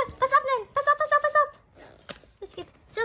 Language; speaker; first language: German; non-native, learner; Filipino